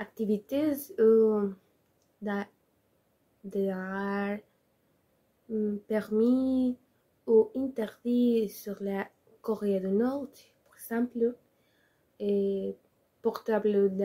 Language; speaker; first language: French; non-native, learner; Spanish